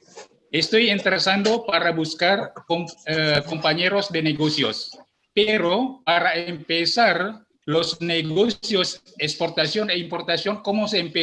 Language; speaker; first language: Spanish; non-native, learner; Indonesian